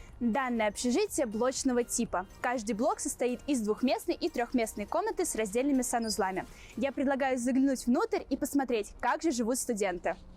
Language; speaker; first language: Russian; native; Russian